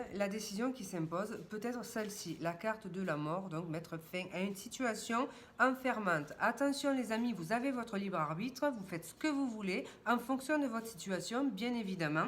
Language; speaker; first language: French; native; French